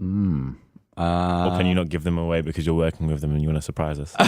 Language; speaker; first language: English; native; English